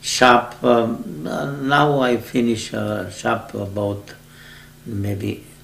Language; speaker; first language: English; non-native, learner; Macedonian